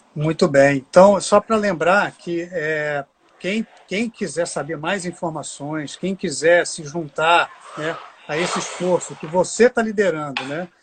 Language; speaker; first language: Portuguese; native; Portuguese